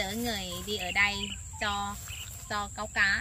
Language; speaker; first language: Vietnamese; non-native, learner; Thai